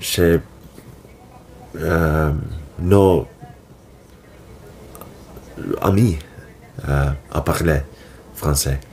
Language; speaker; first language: French; non-native, learner; Finnish